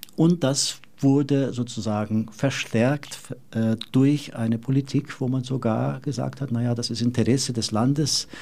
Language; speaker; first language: German; non-native, fluent; Portuguese